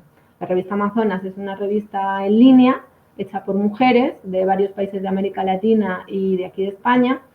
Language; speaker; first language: Spanish; native; Spanish